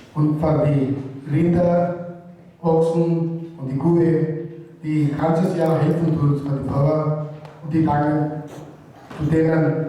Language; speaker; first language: German; non-native, learner; Tamil